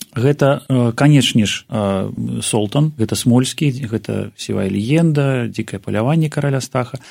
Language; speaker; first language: Belarusian; non-native, local second language; Russian